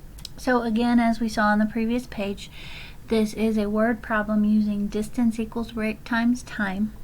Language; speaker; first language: English; native; English